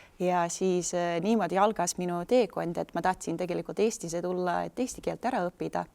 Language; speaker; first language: Estonian; non-native, fluent; English